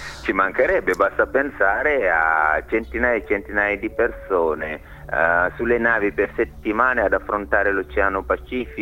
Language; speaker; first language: Italian; non-native, fluent; Wolof